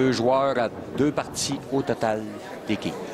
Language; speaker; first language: French; native; French